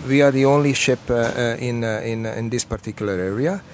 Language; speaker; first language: English; non-native, fluent; Croatian